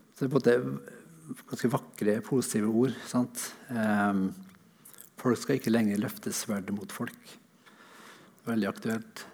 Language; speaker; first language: Norwegian; native; Norwegian